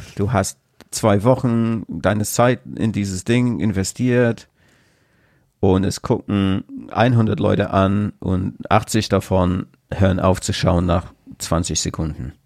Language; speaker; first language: German; non-native, fluent; English